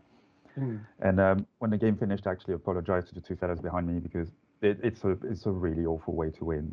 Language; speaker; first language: English; non-native, fluent; French